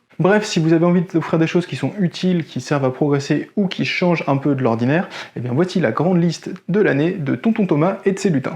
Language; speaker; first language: French; native; French